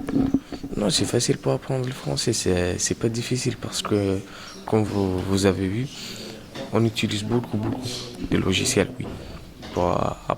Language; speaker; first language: French; non-native, learner; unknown